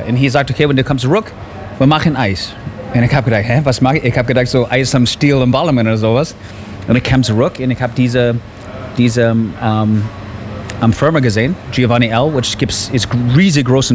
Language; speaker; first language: German; non-native, learner; English